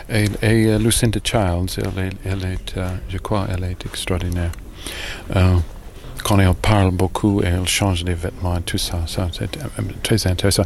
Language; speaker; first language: French; non-native, learner; English